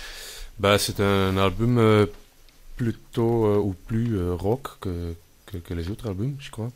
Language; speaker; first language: French; non-native, fluent; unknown